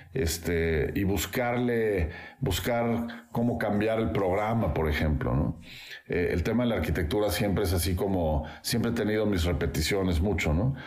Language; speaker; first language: Spanish; native; Spanish